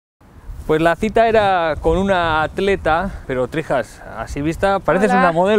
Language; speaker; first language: Spanish; native; Spanish